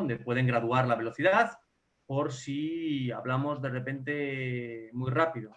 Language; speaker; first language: Spanish; native; Spanish